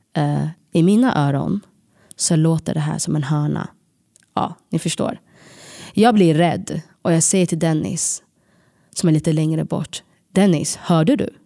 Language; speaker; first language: Swedish; early bilingual, other home language; Tigrinya